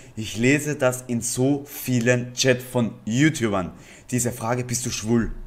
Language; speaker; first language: German; native; German